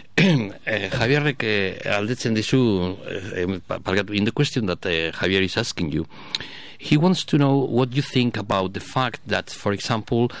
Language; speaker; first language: English; non-native, fluent; Basque